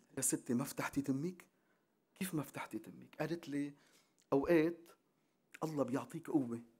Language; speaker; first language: Arabic; non-native, local second language; Armenian